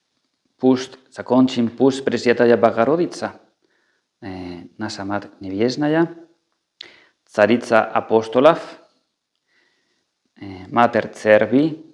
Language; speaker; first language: Russian; non-native, fluent; Spanish